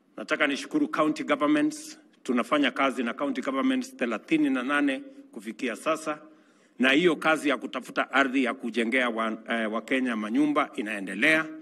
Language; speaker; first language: Swahili; non-native, local second language; Kalenjin